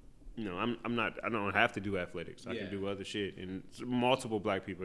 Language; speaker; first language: English; native; English